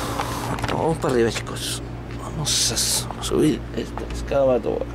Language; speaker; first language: Spanish; native; Spanish